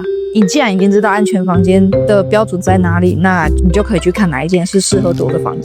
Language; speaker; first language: Chinese; native; Chinese